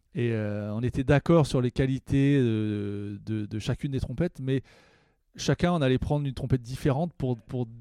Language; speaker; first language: French; native; French